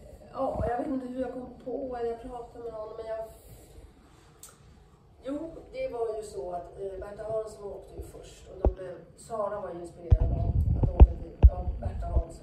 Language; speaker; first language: Swedish; native; Swedish